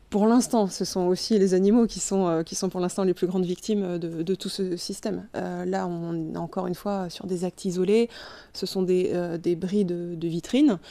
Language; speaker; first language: French; native; French